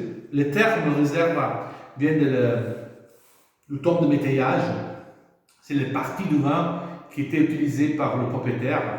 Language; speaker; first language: French; non-native, fluent; Italian